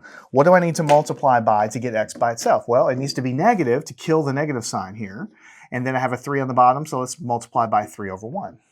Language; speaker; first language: English; native; English